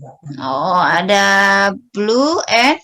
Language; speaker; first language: English; non-native, learner; Indonesian